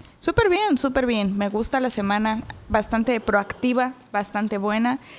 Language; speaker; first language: Spanish; native; Spanish